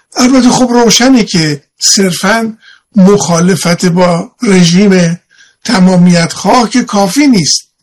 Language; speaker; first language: Persian; native; Persian